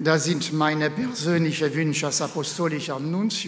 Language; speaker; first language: German; non-native, fluent; French